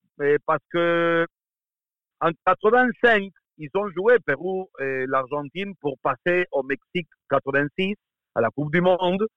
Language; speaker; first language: French; non-native, fluent; Spanish